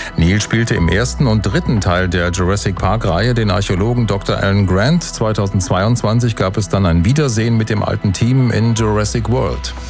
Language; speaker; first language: German; native; German